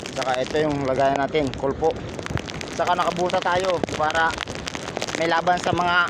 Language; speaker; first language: Filipino; non-native, local second language; Bikol